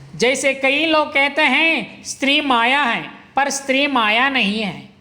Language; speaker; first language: Hindi; non-native, local second language; Kannada